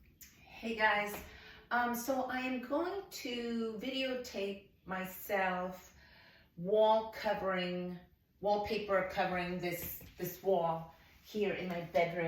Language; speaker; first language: English; native; English